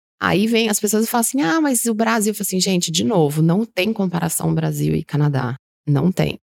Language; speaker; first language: Portuguese; native; Portuguese